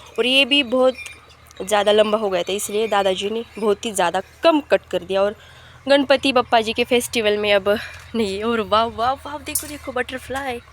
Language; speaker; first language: Hindi; non-native, local second language; Marathi